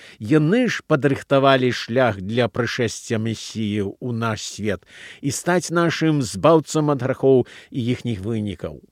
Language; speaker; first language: Belarusian; native; Belarusian